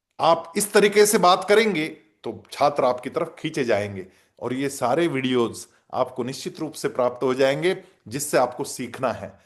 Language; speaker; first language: Hindi; non-native, local second language; Marathi